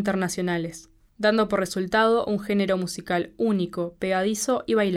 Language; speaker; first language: Spanish; native; Spanish